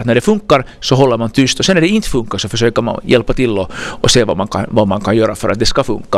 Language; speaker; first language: Swedish; native; Swedish